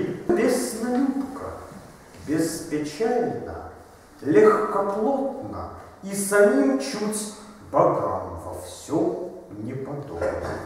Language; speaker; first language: Russian; native; Russian